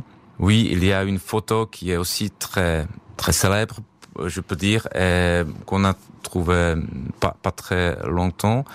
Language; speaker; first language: French; non-native, fluent; Czech